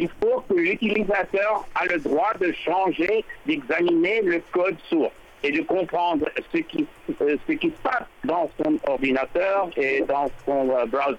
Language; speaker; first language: French; non-native, learner; English